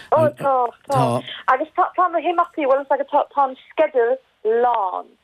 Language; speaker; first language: Irish; non-native, fluent; German